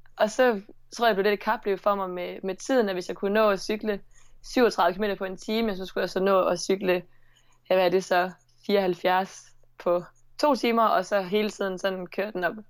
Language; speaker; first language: Danish; native; Danish